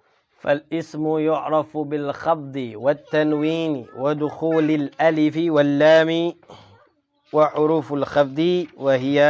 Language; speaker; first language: Arabic; non-native, fluent; Indonesian